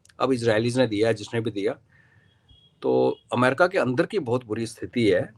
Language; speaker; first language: Hindi; non-native, local second language; Kashmiri